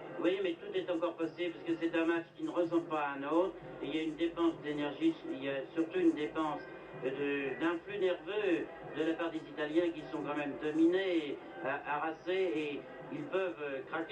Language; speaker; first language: French; native; French